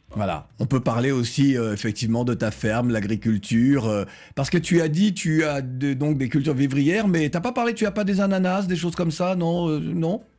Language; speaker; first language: French; native; French